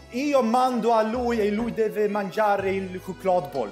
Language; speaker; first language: Italian; non-native, learner; Swedish